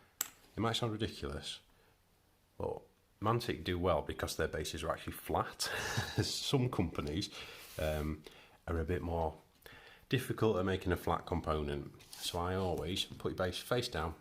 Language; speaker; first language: English; native; English